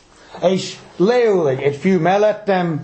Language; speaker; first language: Hungarian; non-native, fluent; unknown